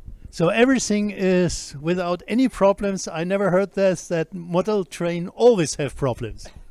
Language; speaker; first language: English; non-native, fluent; German